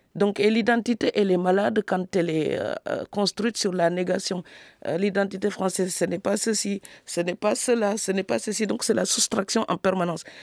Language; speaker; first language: French; non-native, local second language; Serer